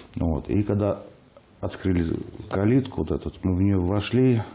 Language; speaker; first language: Russian; native; Russian